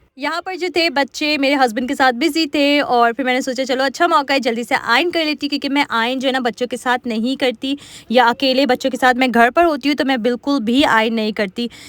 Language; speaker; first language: Urdu; native; Urdu